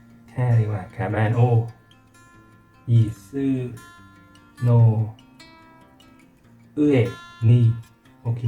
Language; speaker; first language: Japanese; non-native, learner; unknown